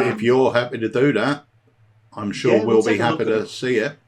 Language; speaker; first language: English; native; English